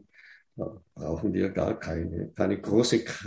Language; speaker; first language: German; non-native, fluent; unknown